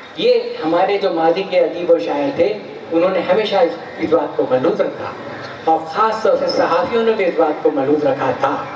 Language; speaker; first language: Urdu; native; Urdu